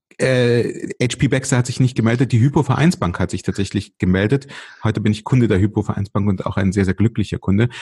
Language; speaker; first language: German; early bilingual, other home language; Russian